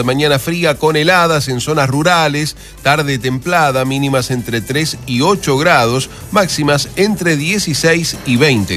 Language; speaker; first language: Spanish; native; Spanish